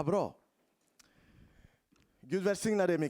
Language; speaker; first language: Swedish; non-native, learner; Lingala